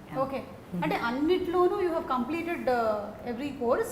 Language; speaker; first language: Telugu; native; Telugu